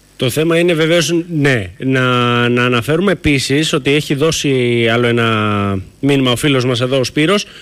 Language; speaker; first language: Greek; native; Greek